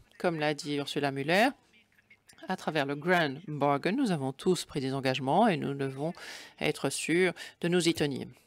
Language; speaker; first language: French; non-native, fluent; German